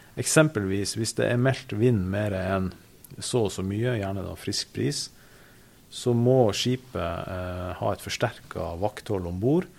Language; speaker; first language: Norwegian; native; Norwegian